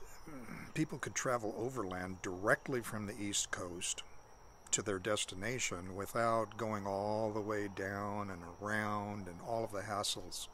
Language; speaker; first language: English; native; English